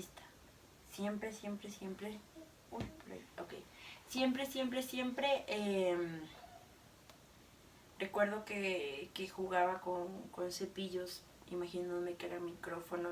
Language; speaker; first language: Spanish; native; Spanish